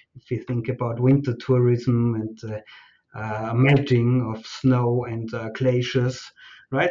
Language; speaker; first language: English; non-native, fluent; German